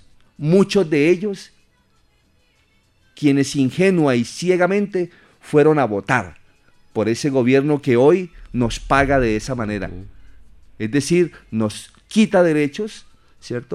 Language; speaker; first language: Spanish; native; Spanish